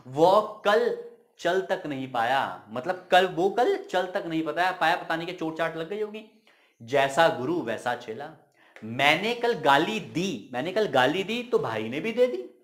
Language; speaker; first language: Hindi; native; Hindi